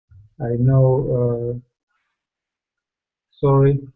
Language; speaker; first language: English; non-native, learner; Russian